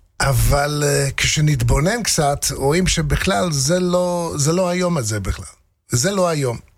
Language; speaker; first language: Hebrew; non-native, fluent; English